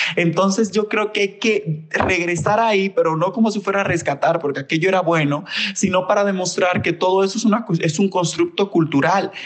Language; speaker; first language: Spanish; native; Spanish